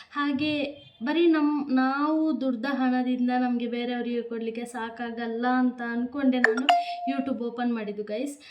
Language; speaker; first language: Kannada; native; Kannada